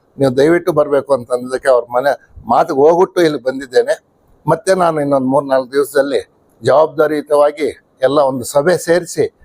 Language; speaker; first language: Kannada; native; Kannada